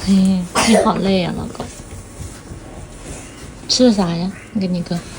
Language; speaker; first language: Chinese; native; Chinese